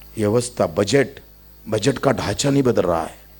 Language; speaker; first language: Hindi; non-native, local second language; Marathi